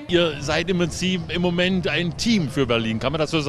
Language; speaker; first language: German; native; German